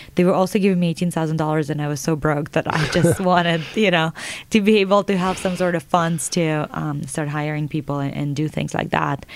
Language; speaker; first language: English; non-native, fluent; Russian